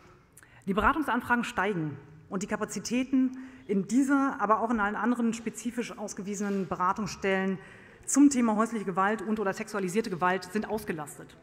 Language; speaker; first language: German; native; German